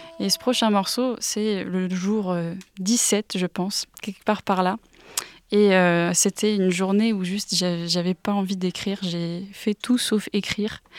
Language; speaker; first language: French; early bilingual, other home language; English